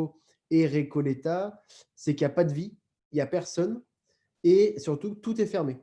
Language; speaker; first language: French; native; French